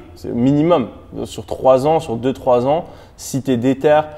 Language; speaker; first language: French; native; French